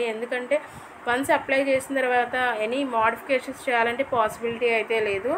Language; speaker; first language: Telugu; native; Telugu